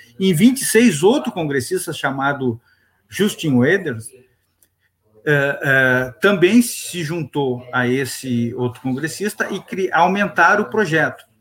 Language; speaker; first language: Portuguese; native; Portuguese